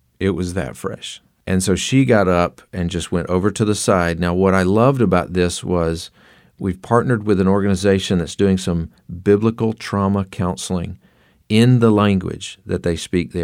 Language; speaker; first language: English; native; English